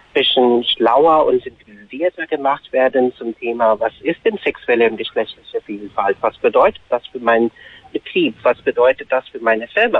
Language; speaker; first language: German; non-native, fluent; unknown